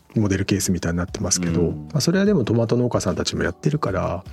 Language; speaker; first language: Japanese; native; Japanese